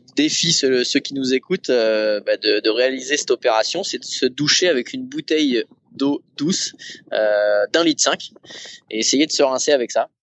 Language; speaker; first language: French; native; French